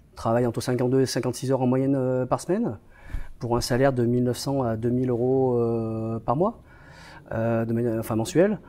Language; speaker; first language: French; native; French